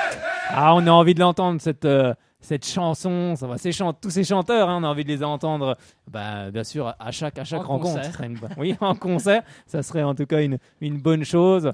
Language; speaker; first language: French; native; French